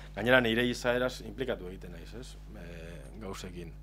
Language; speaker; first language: Spanish; native; Spanish